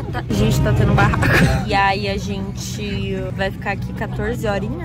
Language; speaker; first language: Portuguese; native; Portuguese